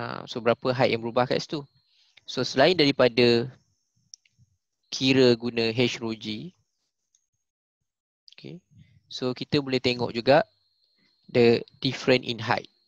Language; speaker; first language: Malay; native; Malay